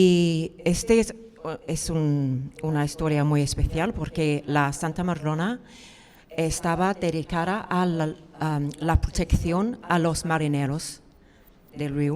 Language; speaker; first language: Spanish; non-native, fluent; English